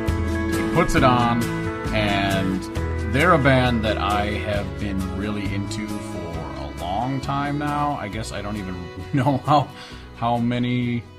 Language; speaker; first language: English; native; English